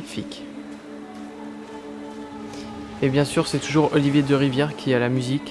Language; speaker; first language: French; native; French